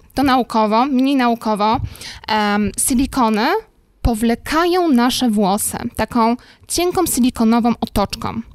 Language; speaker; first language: Polish; native; Polish